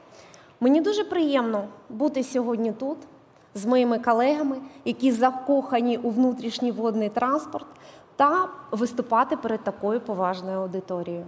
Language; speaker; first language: Ukrainian; native; Ukrainian